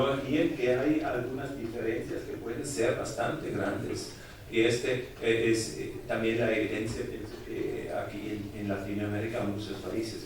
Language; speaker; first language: Spanish; non-native, fluent; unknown